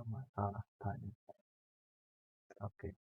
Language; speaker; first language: Chinese; non-native, fluent; Indonesian